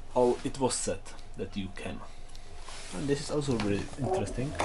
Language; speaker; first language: English; non-native, fluent; Czech